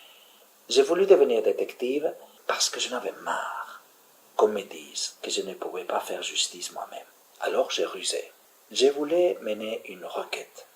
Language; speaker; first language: French; native; French